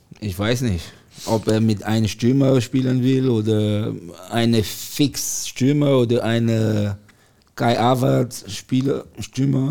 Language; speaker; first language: German; non-native, learner; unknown